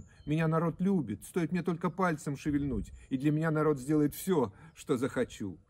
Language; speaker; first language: Russian; native; Russian